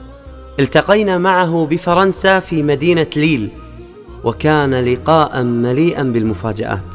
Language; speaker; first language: Arabic; native; Arabic